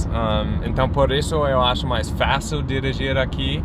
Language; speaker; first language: Portuguese; non-native, fluent; English